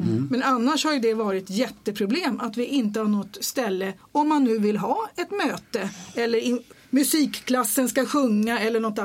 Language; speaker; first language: Swedish; native; Swedish